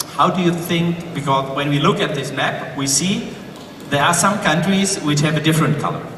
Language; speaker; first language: English; non-native, fluent; German